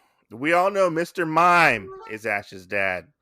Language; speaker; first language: English; native; English